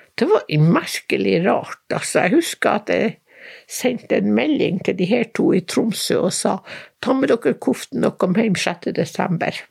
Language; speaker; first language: Norwegian; native; Norwegian